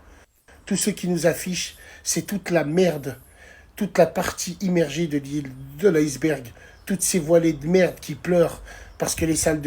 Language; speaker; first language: French; native; French